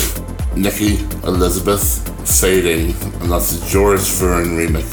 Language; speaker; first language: English; native; English